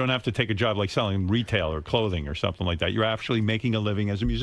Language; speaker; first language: English; native; English